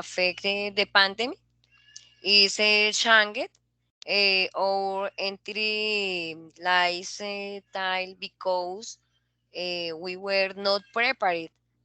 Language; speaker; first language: English; non-native, learner; Spanish